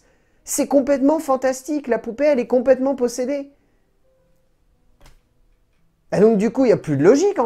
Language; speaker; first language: French; native; French